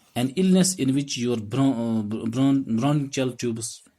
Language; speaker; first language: English; non-native, local second language; Urdu